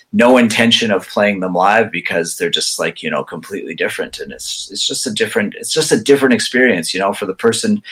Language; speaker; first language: English; native; English